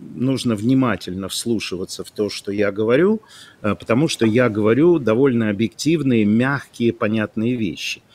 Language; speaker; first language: Russian; non-native, local second language; Ukrainian